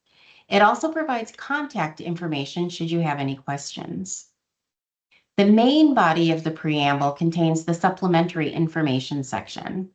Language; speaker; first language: English; native; English